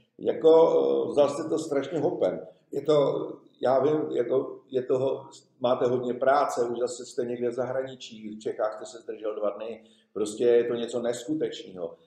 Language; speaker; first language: Czech; native; Czech